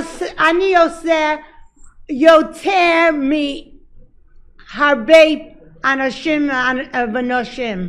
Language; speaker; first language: Hebrew; non-native, learner; English